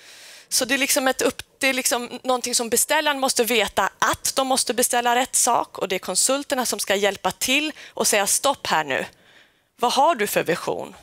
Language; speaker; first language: Swedish; native; Swedish